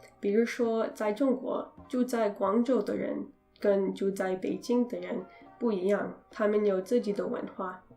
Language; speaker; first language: Chinese; non-native, learner; English